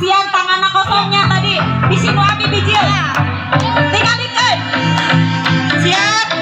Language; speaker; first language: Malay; non-native, local second language; Sundanese